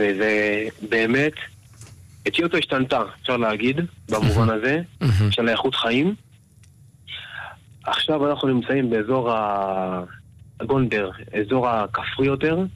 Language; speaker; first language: Hebrew; early bilingual, other home language; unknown